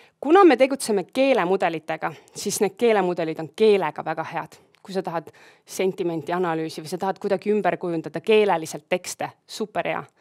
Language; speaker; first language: Estonian; native; Estonian